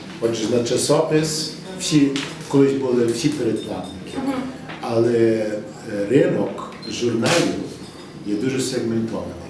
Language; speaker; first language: Ukrainian; early bilingual, heritage; English